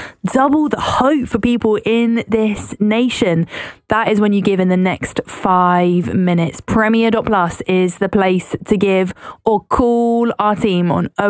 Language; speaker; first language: English; native; English